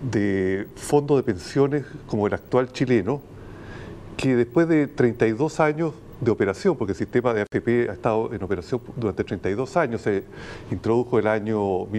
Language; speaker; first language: Spanish; native; Spanish